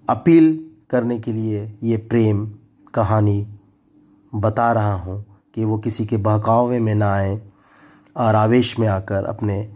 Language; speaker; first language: Hindi; native; Hindi